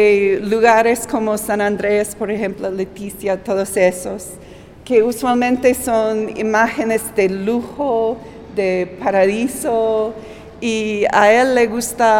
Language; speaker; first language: Spanish; non-native, fluent; English